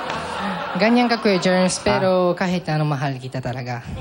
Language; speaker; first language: Filipino; non-native, learner; Japanese